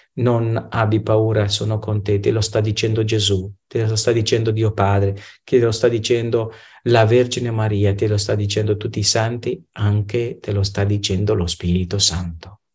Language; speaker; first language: Italian; non-native, fluent; Romanian